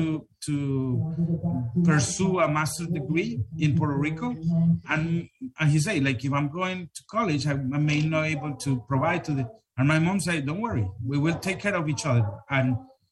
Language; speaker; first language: English; non-native, fluent; Spanish